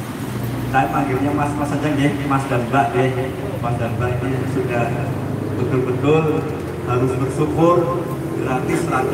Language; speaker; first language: Indonesian; native; Indonesian